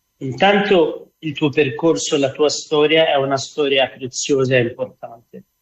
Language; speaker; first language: Italian; non-native, fluent; Arabic